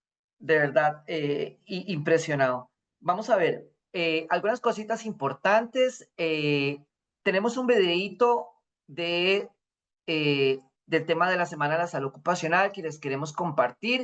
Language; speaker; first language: Spanish; native; Spanish